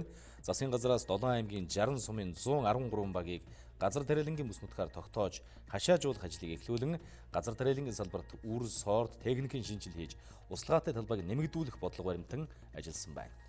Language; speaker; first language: Mongolian; native; Mongolian